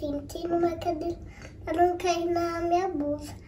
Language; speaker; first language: Portuguese; early bilingual, heritage; Portuguese